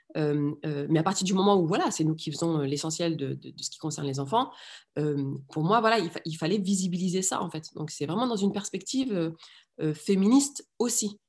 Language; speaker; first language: French; early bilingual, other home language; Riffian